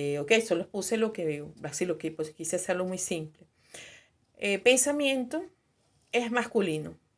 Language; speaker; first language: Spanish; native; Spanish